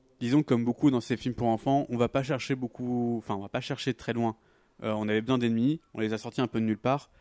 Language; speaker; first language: French; native; French